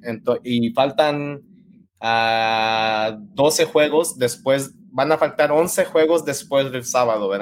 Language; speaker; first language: Spanish; early bilingual, heritage; Spanish